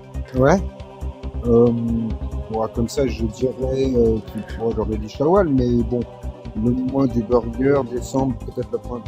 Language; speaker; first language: French; native; French